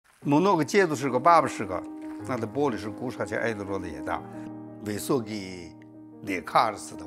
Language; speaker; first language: Russian; non-native, learner; Chinese